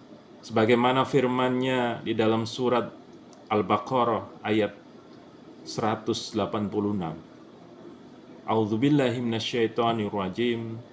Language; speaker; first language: Indonesian; native; Indonesian